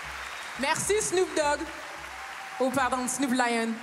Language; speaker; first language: French; non-native, fluent; English